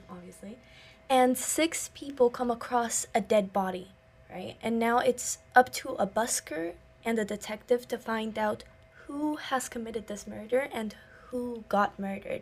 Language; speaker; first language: English; non-native, fluent; Spanish